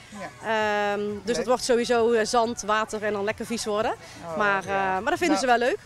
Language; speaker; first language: Dutch; native; Dutch